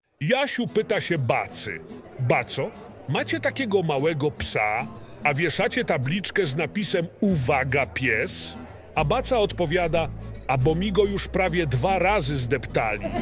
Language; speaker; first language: Polish; native; Polish